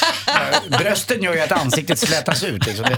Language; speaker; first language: Swedish; native; Swedish